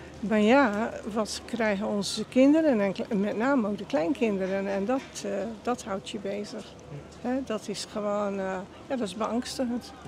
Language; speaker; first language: Dutch; native; Dutch